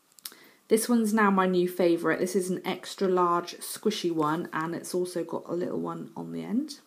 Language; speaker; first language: English; native; English